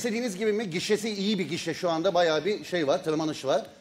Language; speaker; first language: Turkish; native; Turkish